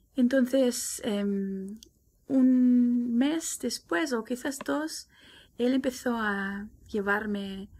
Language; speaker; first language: Spanish; non-native, fluent; German